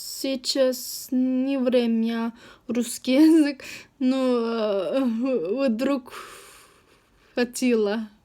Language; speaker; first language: Russian; non-native, learner; Turkish